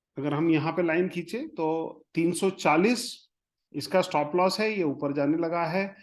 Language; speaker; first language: Hindi; non-native, local second language; Marathi